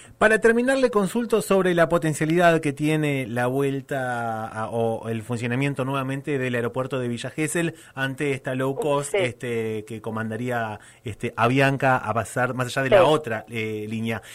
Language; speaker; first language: Spanish; native; Spanish